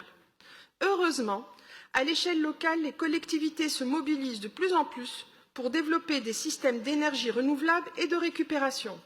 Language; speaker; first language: French; native; French